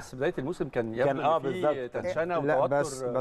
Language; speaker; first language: Arabic; native; Arabic